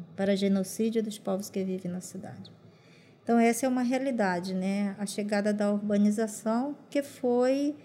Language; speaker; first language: Portuguese; non-native, local second language; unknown